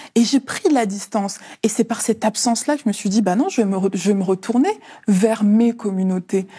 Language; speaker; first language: French; early bilingual, other home language; Lingala